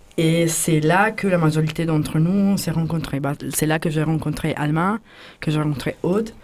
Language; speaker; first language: French; non-native, fluent; Italian